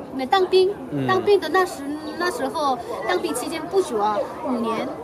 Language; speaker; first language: Chinese; non-native, fluent; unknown